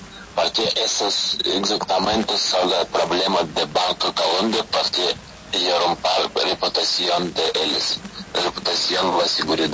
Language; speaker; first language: Spanish; non-native, learner; Russian